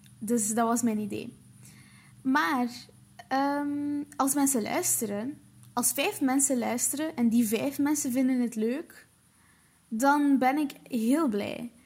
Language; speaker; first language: Dutch; early bilingual, other home language; Portuguese